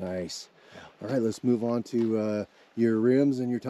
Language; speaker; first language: English; native; English